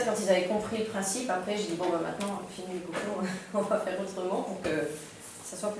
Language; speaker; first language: French; native; French